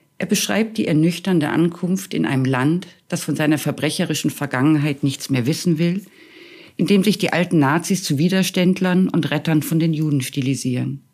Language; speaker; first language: German; native; German